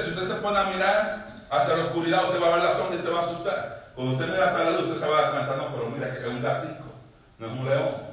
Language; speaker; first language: Spanish; native; Spanish